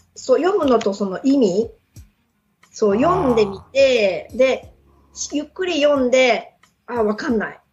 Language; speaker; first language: Japanese; native; Japanese